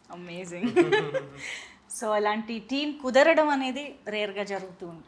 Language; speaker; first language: Telugu; native; Telugu